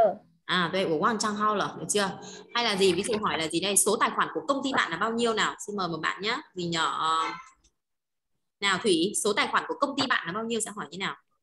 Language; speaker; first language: Vietnamese; native; Vietnamese